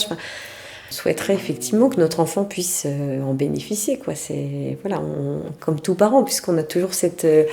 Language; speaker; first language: French; native; French